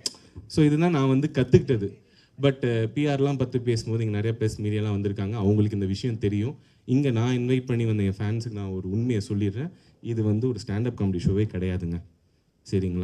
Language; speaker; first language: Tamil; native; Tamil